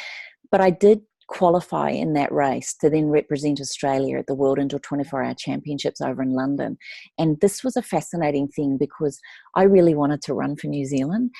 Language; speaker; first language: English; native; English